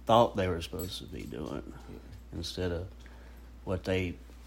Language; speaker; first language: English; native; English